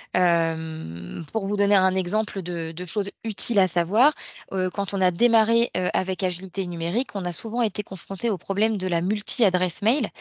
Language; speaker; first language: French; native; French